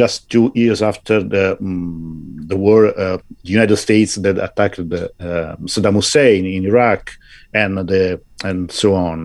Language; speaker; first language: English; non-native, fluent; Italian